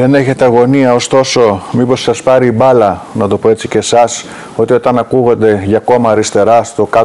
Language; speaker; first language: Greek; native; Greek